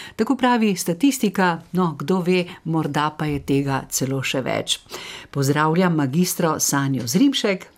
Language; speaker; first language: Slovenian; native; Slovenian